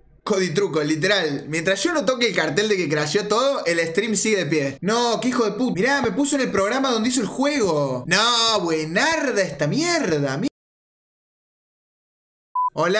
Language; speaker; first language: Spanish; native; Spanish